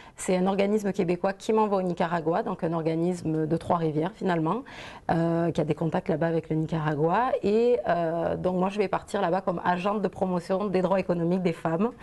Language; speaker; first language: French; native; French